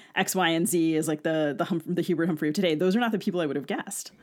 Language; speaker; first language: English; native; English